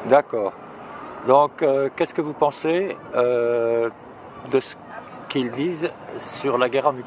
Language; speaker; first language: French; native; French